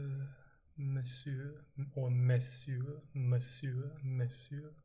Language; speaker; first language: French; non-native, learner; English